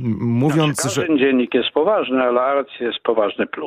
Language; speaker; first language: Polish; non-native, fluent; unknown